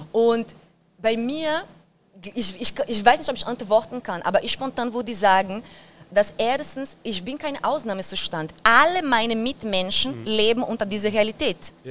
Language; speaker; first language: German; non-native, fluent; Portuguese